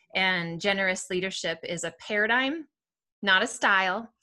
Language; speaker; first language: English; native; English